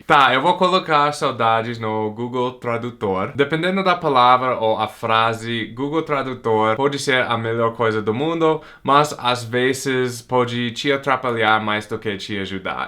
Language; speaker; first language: Portuguese; non-native, fluent; English